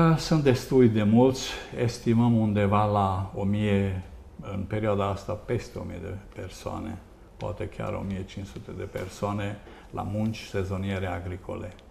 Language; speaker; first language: Romanian; non-native, local second language; Hungarian